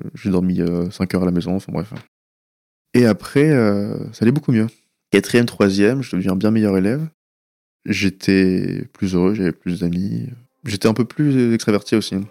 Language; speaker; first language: French; early bilingual, other home language; Persian